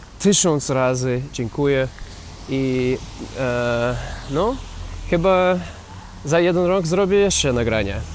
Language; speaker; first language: Polish; non-native, learner; English